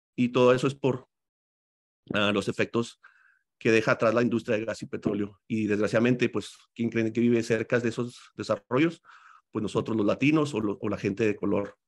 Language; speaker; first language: Spanish; native; Spanish